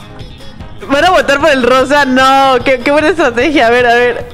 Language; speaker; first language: Spanish; native; Spanish